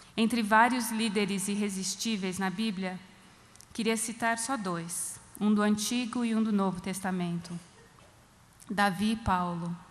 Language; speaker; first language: Portuguese; non-native, fluent; English